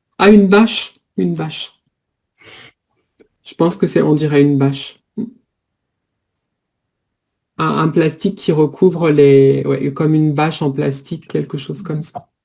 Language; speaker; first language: French; native; French